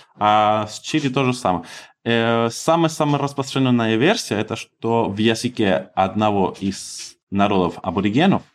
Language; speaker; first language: Russian; non-native, fluent; Spanish